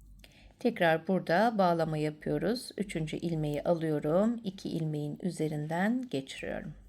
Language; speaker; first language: Turkish; native; Turkish